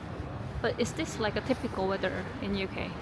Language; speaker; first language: English; non-native, fluent; Korean